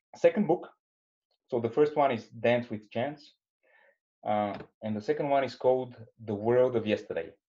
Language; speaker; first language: English; non-native, fluent; Bulgarian